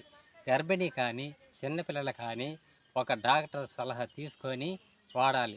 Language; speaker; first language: Telugu; native; Telugu